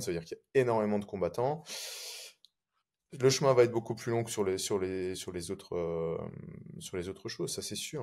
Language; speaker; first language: French; native; French